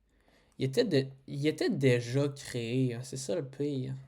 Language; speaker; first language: French; native; French